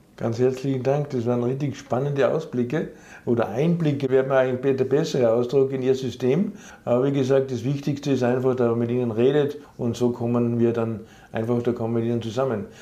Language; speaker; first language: German; native; German